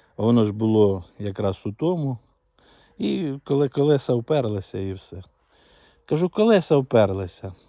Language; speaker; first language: Ukrainian; native; Ukrainian